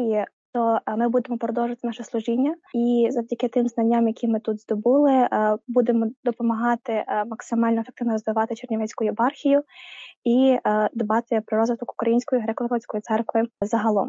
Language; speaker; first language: Ukrainian; native; Ukrainian